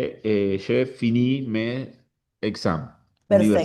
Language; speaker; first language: French; non-native, learner; Spanish